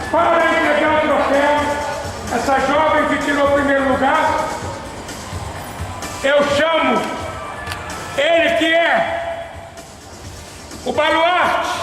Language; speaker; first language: Portuguese; native; Portuguese